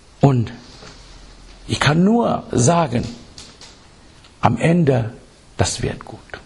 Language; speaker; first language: German; non-native, learner; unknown